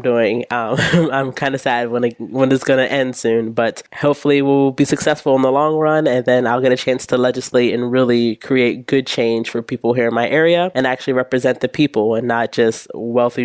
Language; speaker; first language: English; native; English